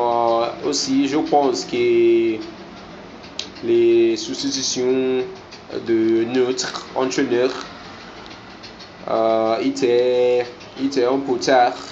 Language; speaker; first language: French; non-native, learner; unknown